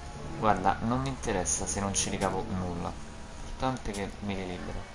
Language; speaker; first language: Italian; native; Italian